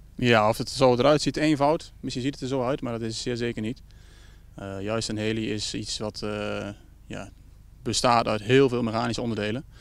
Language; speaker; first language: Dutch; native; Dutch